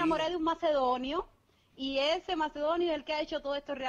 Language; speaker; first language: Spanish; native; Spanish